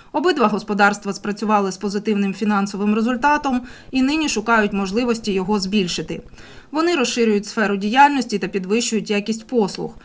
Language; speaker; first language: Ukrainian; native; Ukrainian